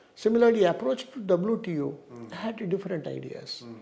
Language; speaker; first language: English; non-native, local second language; Tamil